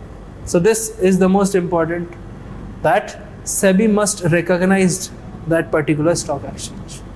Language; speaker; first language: English; non-native, local second language; Hindi